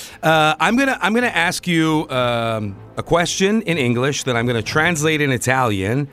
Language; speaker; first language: English; non-native, fluent; Italian